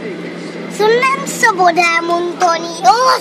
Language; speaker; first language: Hungarian; early bilingual, heritage; Hungarian